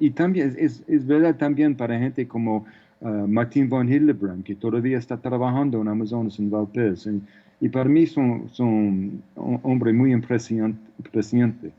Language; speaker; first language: Spanish; non-native, fluent; English